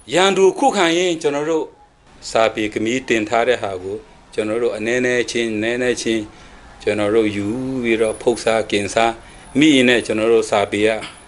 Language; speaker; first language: Burmese; non-native, local second language; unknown